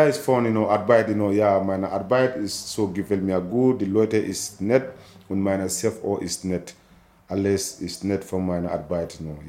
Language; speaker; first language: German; non-native, learner; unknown